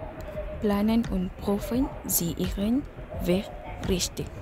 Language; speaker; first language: German; non-native, learner; Malay